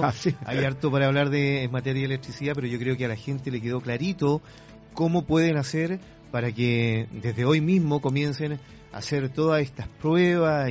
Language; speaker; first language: Spanish; native; Spanish